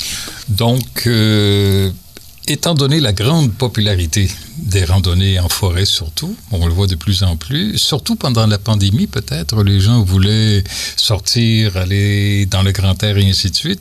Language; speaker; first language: French; native; French